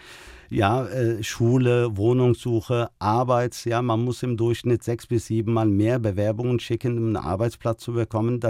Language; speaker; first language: German; early bilingual, other home language; Turkish